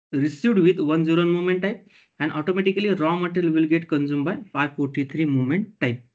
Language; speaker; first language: English; non-native, local second language; Marathi